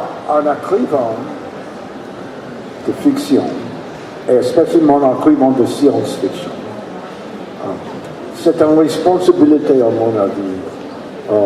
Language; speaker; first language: French; non-native, learner; English